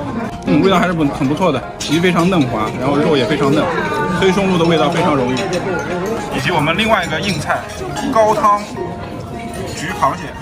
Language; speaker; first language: Chinese; native; Chinese